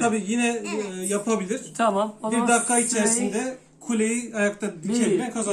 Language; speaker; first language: Turkish; native; Turkish